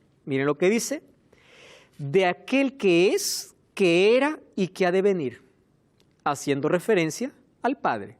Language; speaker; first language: Spanish; native; Spanish